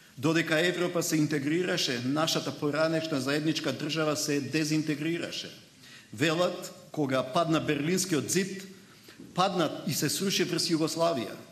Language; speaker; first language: Macedonian; native; Macedonian